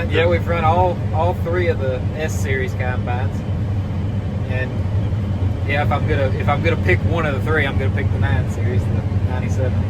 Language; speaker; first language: English; native; English